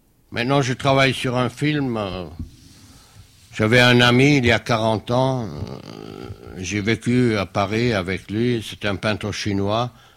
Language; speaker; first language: French; non-native, fluent; German